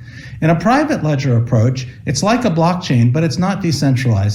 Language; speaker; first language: English; native; English